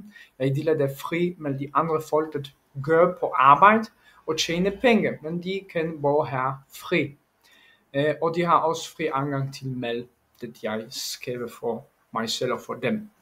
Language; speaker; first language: Danish; non-native, learner; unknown